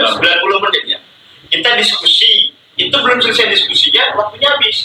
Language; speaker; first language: Indonesian; native; Indonesian